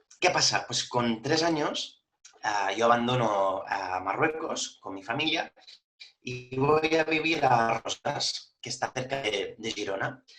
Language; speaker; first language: Spanish; early bilingual, other home language; Arabic